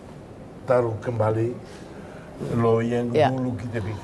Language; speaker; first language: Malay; non-native, fluent; Tetum